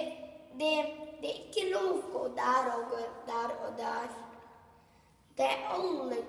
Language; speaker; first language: Norwegian; non-native, learner; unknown